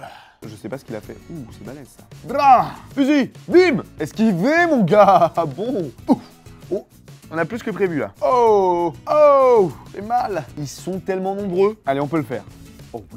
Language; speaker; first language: French; native; French